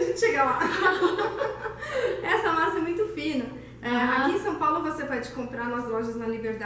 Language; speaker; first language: Portuguese; native; Portuguese